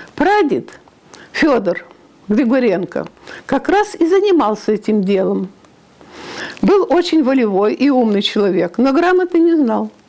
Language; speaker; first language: Russian; non-native, local second language; Ukrainian